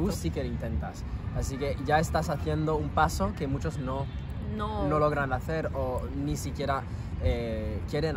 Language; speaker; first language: Spanish; non-native, fluent; French